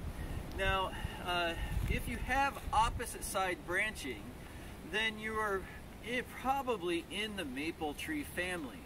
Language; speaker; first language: English; native; English